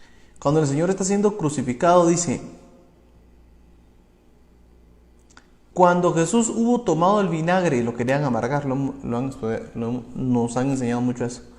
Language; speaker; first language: Spanish; native; Spanish